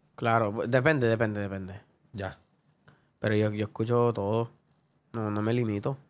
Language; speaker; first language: Spanish; early bilingual, other home language; English